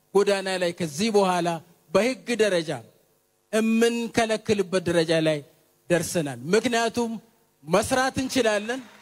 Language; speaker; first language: Amharic; non-native, local second language; Oromo